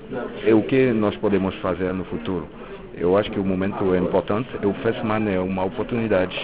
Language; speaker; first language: Portuguese; non-native, local second language; French